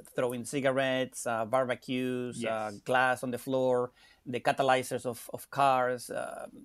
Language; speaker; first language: English; non-native, fluent; Spanish